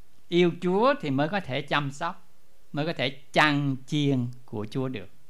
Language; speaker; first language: Vietnamese; native; Vietnamese